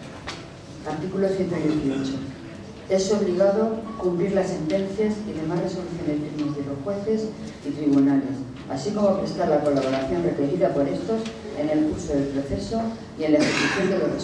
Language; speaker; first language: Spanish; native; Spanish